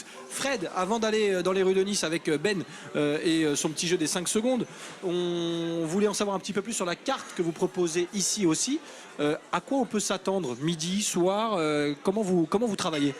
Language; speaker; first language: French; native; French